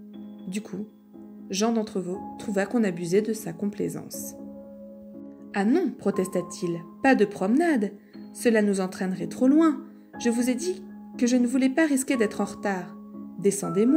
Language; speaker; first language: French; native; French